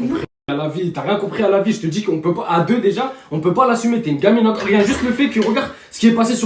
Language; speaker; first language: French; native; French